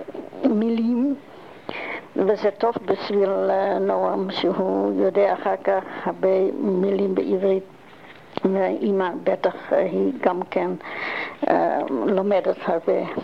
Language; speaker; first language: Hebrew; non-native, learner; Dutch